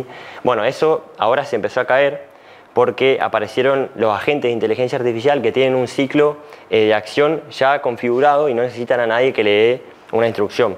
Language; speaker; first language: Spanish; native; Spanish